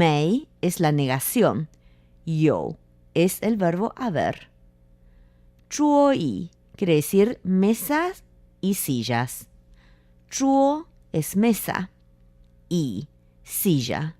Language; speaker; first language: Spanish; non-native, fluent; Chinese